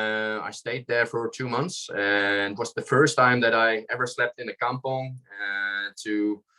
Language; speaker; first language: English; non-native, fluent; Dutch